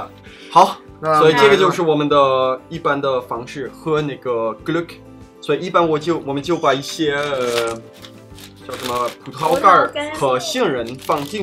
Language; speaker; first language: Chinese; non-native, fluent; Danish